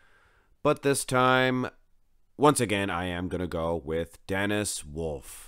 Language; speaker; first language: English; native; English